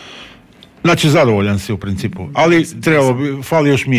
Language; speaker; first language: Croatian; native; Croatian